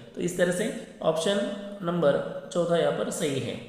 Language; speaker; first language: Hindi; non-native, local second language; Marathi